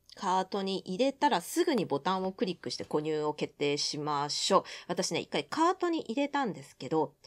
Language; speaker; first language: Japanese; native; Japanese